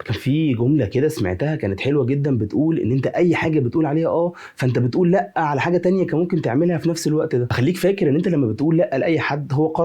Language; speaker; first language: Arabic; native; Arabic